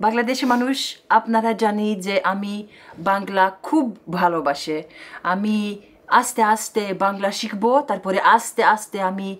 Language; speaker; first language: Bangla; non-native, learner; Romanian